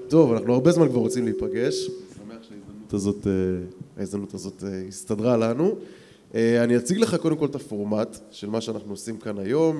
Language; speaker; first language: Hebrew; native; Hebrew